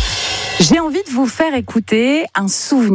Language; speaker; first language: French; native; French